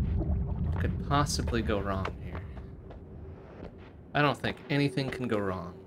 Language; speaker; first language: English; native; English